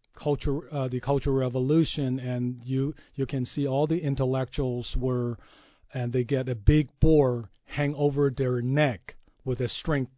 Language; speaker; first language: English; non-native, fluent; Chinese